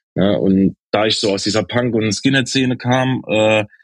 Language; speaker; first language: German; native; German